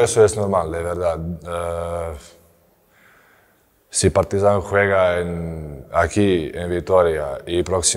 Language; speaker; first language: Spanish; non-native, learner; Serbian